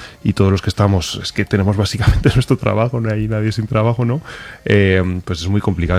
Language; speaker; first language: Spanish; native; Spanish